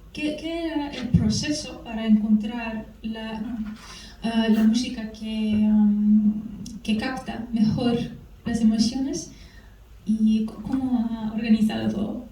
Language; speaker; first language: Spanish; non-native, fluent; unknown